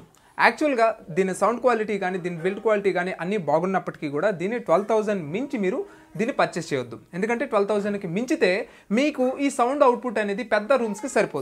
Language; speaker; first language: Telugu; native; Telugu